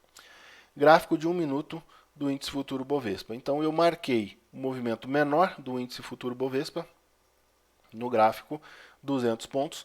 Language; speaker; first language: Portuguese; native; Portuguese